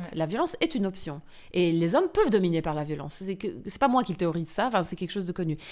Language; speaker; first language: French; non-native, fluent; Albanian